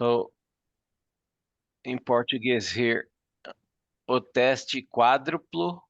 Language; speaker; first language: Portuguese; non-native, learner; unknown